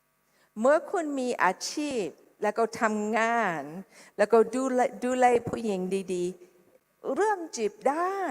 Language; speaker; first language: Thai; non-native, fluent; English